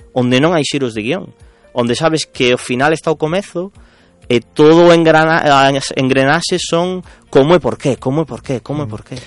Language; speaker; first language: Galician; non-native, local second language; Spanish